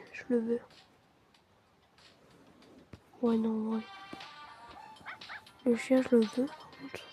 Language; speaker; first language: French; native; French